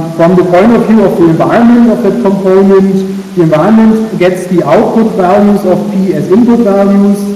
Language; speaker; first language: English; non-native, fluent; German